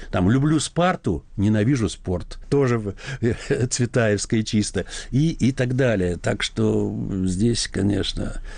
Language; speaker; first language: Russian; native; Russian